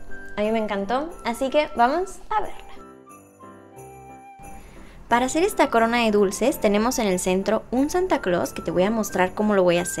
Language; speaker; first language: Spanish; native; Spanish